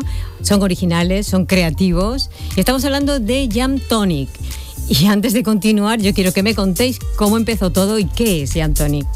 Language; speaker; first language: Spanish; native; Spanish